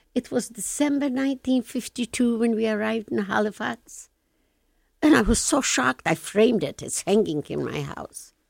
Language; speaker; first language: English; non-native, fluent; Polish